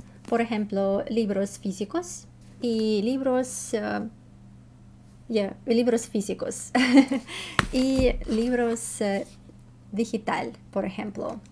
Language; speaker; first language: Spanish; non-native, learner; Russian